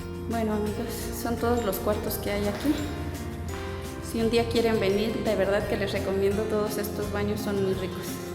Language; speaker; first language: Spanish; native; Spanish